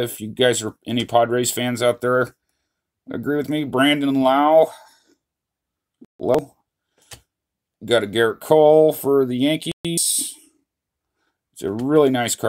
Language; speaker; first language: English; native; English